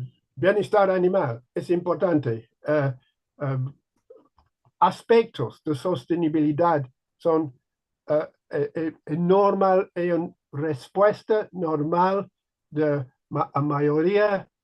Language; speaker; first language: Spanish; non-native, learner; English